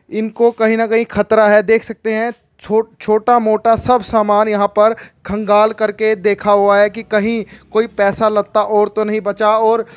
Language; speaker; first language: Hindi; native; Hindi